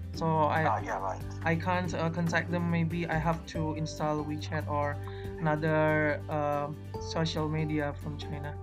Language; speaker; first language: English; non-native, learner; Indonesian